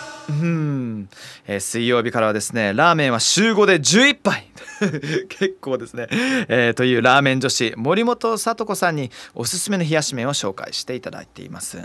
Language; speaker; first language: Japanese; native; Japanese